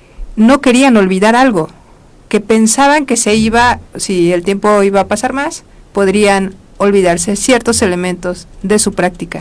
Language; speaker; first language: Spanish; native; Spanish